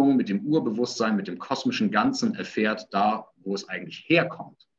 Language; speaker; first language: German; native; German